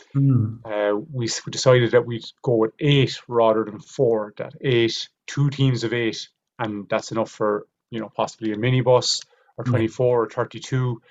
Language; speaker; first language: English; native; English